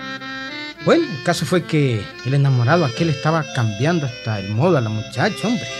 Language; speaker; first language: Spanish; native; Spanish